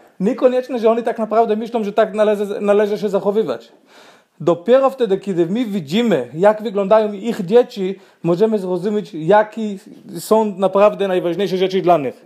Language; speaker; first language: Polish; non-native, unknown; Hebrew